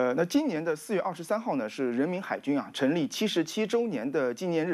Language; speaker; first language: Chinese; native; Chinese